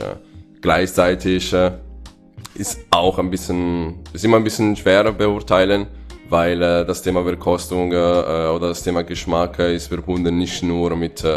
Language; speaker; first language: German; non-native, fluent; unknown